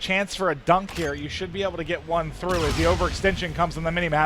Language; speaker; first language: English; native; English